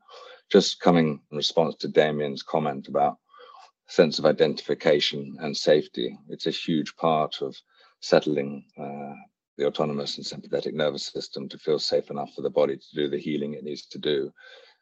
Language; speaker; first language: English; native; English